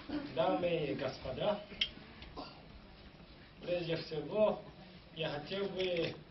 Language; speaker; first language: Russian; non-native, fluent; Japanese